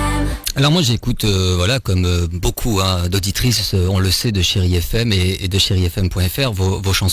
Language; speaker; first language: French; native; French